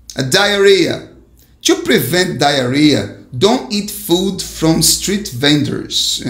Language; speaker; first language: English; non-native, fluent; Portuguese